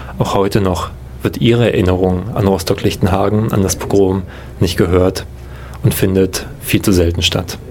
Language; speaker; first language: German; native; German